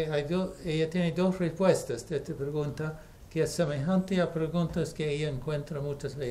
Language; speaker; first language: Spanish; non-native, fluent; English